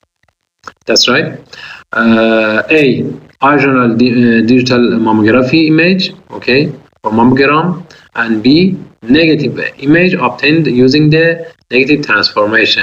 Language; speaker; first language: English; non-native, fluent; Persian